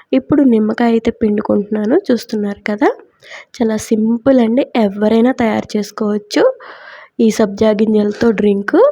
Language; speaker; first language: Telugu; native; Telugu